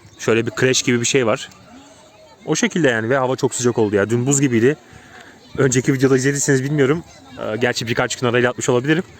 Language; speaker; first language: Turkish; native; Turkish